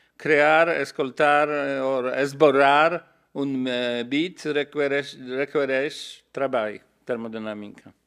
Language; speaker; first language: Catalan; non-native, learner; Polish